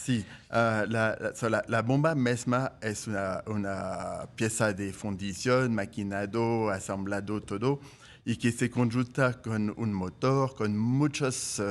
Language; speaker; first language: Spanish; non-native, fluent; French